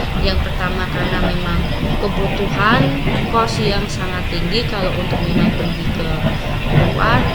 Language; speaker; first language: Indonesian; non-native, local second language; Javanese